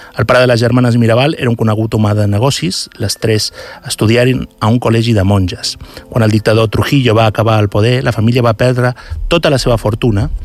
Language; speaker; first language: Catalan; native; Catalan